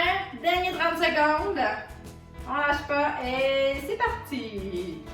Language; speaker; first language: French; native; French